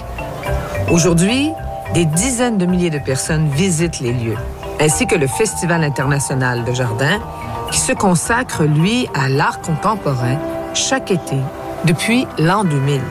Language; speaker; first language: French; native; French